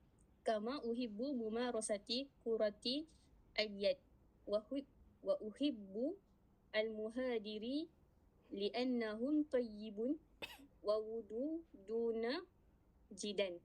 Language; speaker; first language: Arabic; non-native, learner; Malay